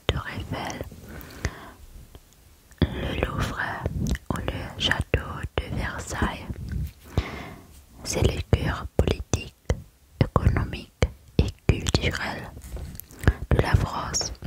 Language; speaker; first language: French; non-native, learner; German